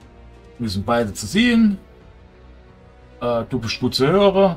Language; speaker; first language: German; native; German